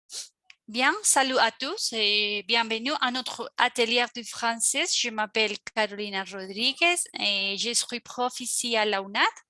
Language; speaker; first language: French; non-native, fluent; Spanish